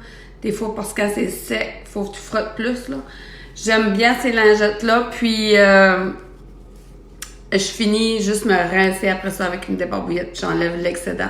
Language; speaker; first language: French; native; French